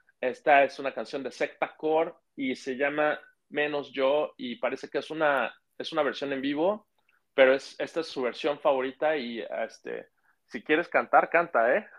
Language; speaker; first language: Spanish; native; Spanish